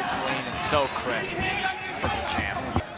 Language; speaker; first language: English; native; English